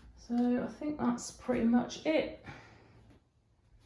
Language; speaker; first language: English; native; English